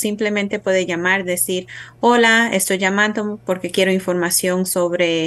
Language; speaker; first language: Spanish; early bilingual, heritage; Spanish